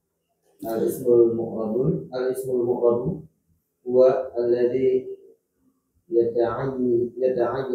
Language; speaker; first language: Arabic; non-native, learner; Indonesian